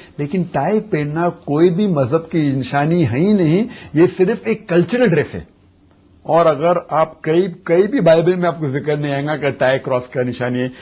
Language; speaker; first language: Urdu; non-native, local second language; Konkani